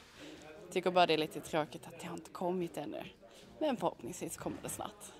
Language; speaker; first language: Swedish; native; Swedish